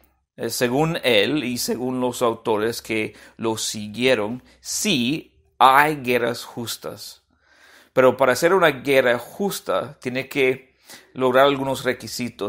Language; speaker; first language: Spanish; non-native, fluent; English